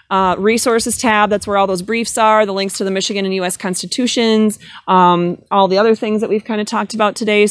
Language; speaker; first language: English; native; English